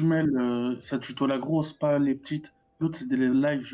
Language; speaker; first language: French; native; French